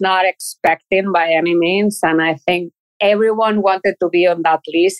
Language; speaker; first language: English; non-native, fluent; Spanish